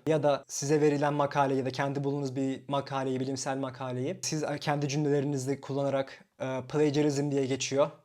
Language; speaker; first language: Turkish; native; Turkish